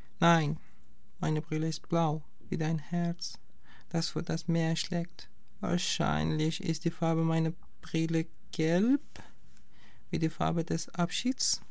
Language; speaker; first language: German; non-native, fluent; Persian